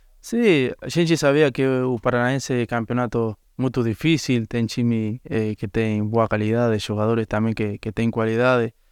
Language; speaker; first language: Portuguese; non-native, learner; Spanish